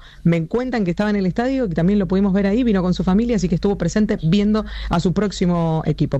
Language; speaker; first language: Spanish; native; Spanish